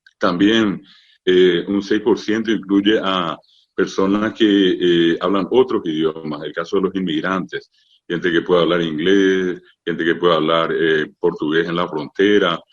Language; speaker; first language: Spanish; non-native, local second language; Guarani